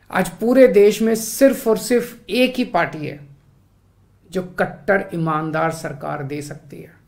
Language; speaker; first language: Hindi; native; Hindi